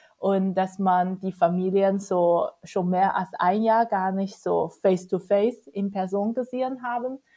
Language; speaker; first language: German; non-native, fluent; Chinese